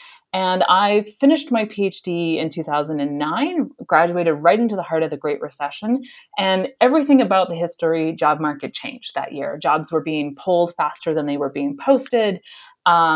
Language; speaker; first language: English; native; English